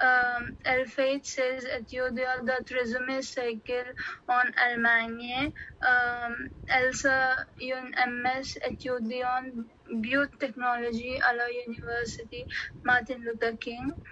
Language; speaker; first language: French; non-native, learner; Odia